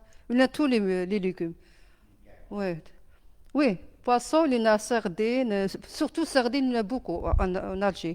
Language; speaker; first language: French; non-native, learner; Arabic